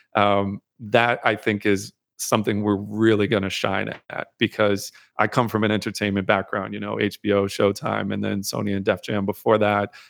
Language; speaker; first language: English; native; English